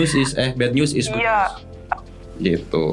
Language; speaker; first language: Indonesian; native; Indonesian